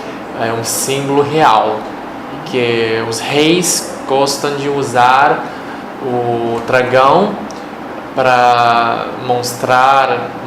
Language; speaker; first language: Portuguese; non-native, fluent; Chinese